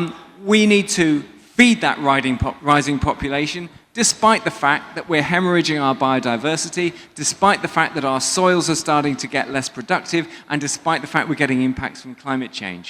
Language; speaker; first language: English; native; English